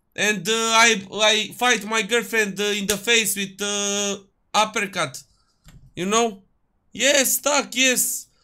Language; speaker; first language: English; non-native, learner; Romanian